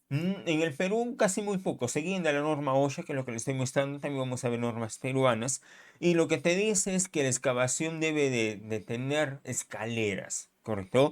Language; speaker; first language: Spanish; native; Spanish